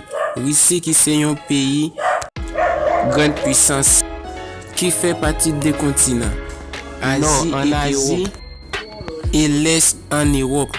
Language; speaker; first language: French; non-native, learner; Haitian Creole